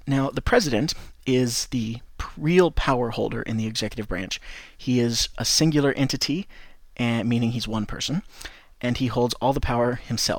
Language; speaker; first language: English; native; English